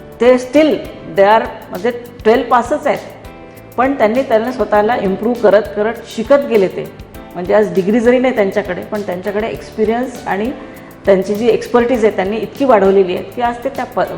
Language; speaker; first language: Marathi; native; Marathi